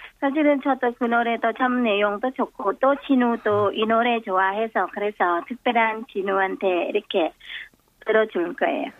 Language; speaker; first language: Korean; non-native, fluent; Thai